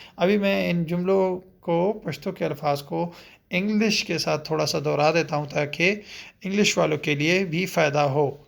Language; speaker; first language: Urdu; non-native, local second language; Pashto